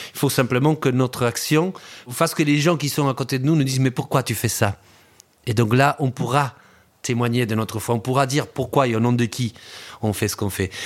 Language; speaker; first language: French; early bilingual, other home language; Spanish